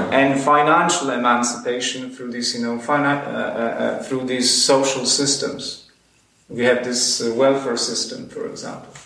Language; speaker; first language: English; non-native, fluent; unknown